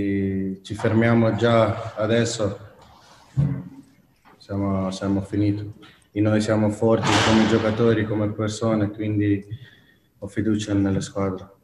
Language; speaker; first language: Italian; non-native, fluent; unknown